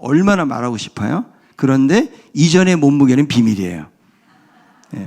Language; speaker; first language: Korean; native; Korean